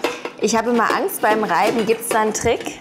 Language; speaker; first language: German; native; German